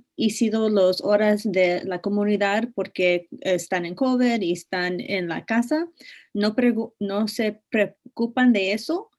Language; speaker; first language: Spanish; non-native, learner; English